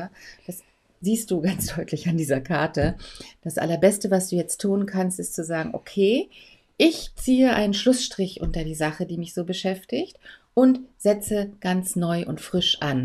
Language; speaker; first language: German; native; German